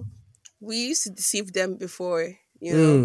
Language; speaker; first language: English; non-native, local second language; Igbo